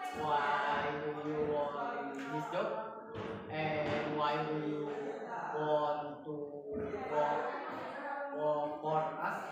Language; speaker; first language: English; non-native, learner; Indonesian